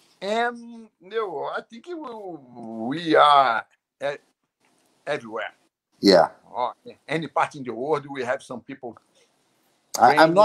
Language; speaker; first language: English; non-native, learner; Portuguese